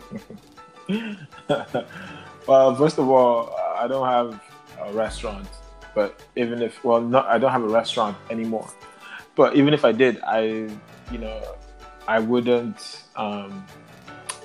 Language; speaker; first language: English; non-native, local second language; Yoruba